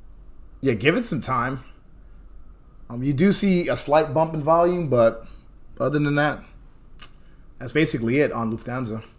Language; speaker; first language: English; native; English